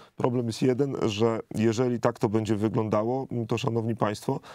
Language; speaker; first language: Polish; native; Polish